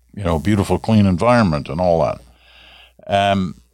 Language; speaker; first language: English; native; English